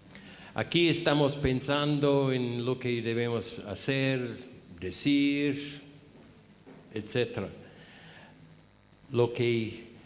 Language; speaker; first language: Spanish; non-native, fluent; English